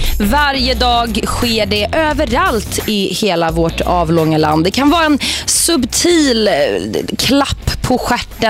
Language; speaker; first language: Swedish; native; Swedish